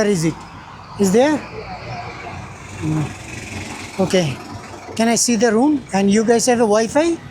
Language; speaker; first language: English; non-native, fluent; Bangla